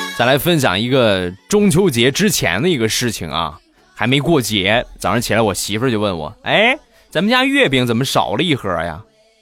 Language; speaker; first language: Chinese; native; Chinese